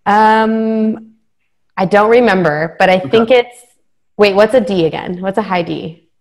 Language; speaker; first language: English; native; English